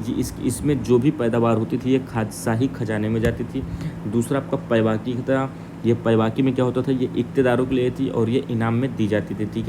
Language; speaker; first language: Hindi; native; Hindi